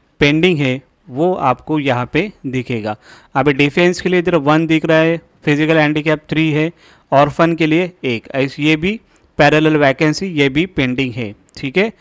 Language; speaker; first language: Hindi; non-native, local second language; Marathi